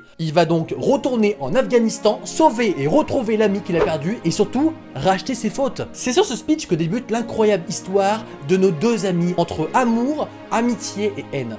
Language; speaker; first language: French; native; French